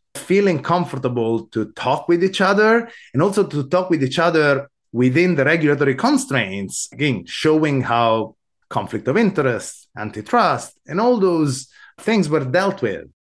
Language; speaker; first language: English; non-native, fluent; Italian